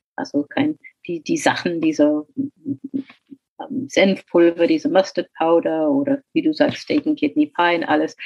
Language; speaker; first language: German; non-native, fluent; English